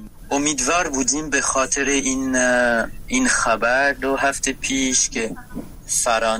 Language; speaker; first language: Persian; non-native, learner; French